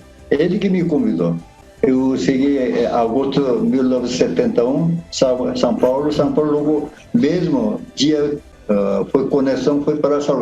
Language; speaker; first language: Portuguese; non-native, learner; Korean